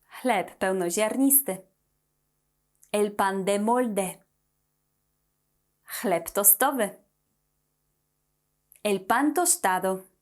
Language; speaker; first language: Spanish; non-native, fluent; Polish